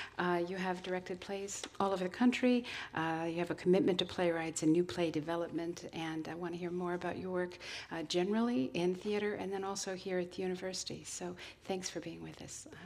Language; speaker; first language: English; native; English